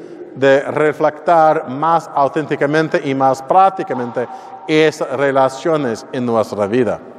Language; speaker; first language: Spanish; non-native, learner; English